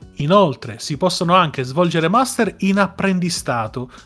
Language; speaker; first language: Italian; native; Italian